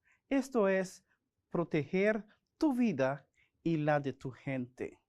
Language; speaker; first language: Spanish; non-native, fluent; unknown